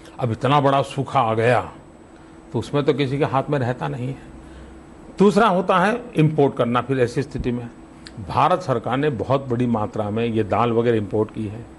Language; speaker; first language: Hindi; non-native, local second language; Gujarati